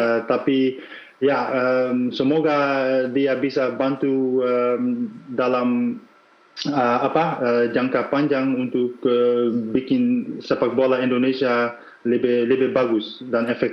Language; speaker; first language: Indonesian; non-native, fluent; Dutch